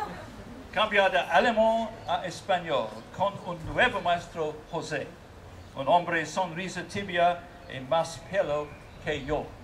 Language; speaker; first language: Spanish; non-native, learner; English